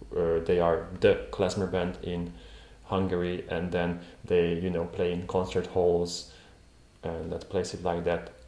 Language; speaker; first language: English; non-native, fluent; Hungarian